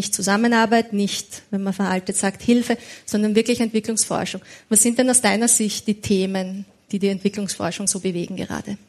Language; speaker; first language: German; native; German